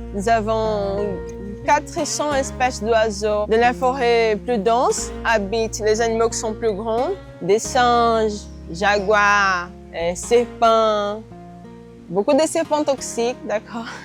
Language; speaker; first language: French; non-native, learner; Portuguese